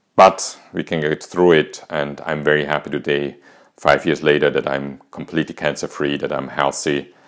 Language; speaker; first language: English; non-native, fluent; German